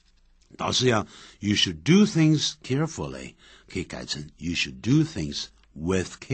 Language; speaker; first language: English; non-native, fluent; Chinese